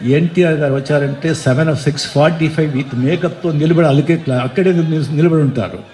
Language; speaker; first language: Telugu; non-native, local second language; Marathi